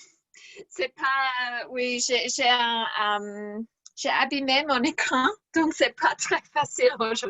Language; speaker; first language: French; non-native, learner; English